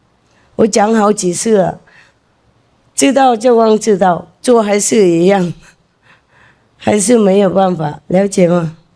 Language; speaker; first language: Chinese; non-native, fluent; Vietnamese